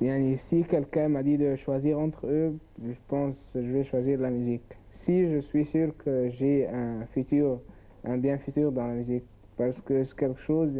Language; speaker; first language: French; non-native, learner; Arabic